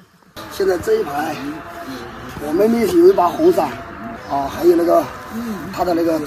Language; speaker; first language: Chinese; native; Chinese